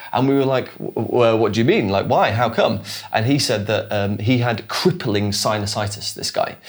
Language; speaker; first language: English; native; English